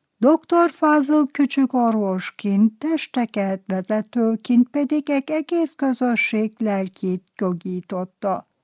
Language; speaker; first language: Hungarian; non-native, fluent; Turkish